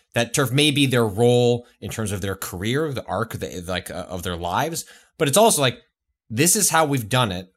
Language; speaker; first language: English; native; English